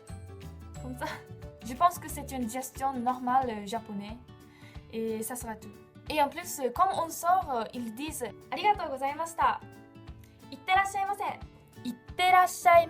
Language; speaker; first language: French; non-native, fluent; Japanese